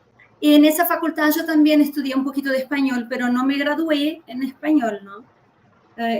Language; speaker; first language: Spanish; early bilingual, heritage; Spanish